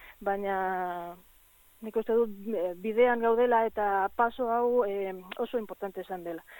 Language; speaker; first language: Basque; non-native, learner; Spanish